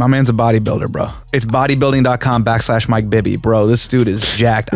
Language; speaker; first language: English; native; English